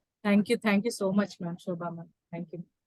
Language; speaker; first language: Hindi; native; Hindi